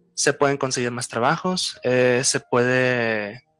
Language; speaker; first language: Spanish; native; Spanish